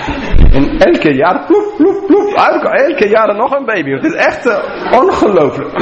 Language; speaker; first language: Dutch; non-native, fluent; English